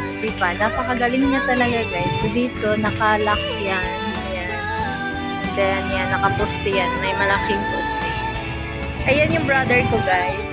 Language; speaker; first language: Filipino; non-native, local second language; Cebuano